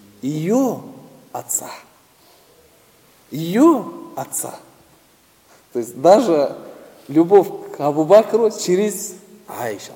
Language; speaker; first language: Russian; non-native, local second language; Tatar